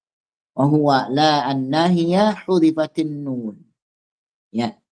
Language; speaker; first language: Arabic; non-native, fluent; Indonesian